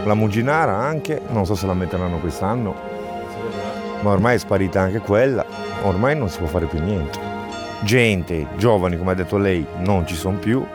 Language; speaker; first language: Italian; non-native, fluent; Romanian